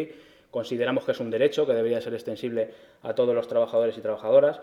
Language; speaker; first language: Spanish; native; Spanish